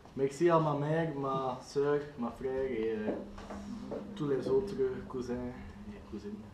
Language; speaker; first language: French; non-native, learner; Dutch